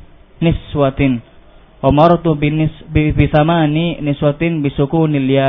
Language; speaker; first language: Arabic; non-native, fluent; Indonesian